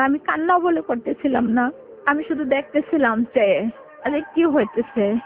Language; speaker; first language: Bangla; early bilingual, heritage; Bangla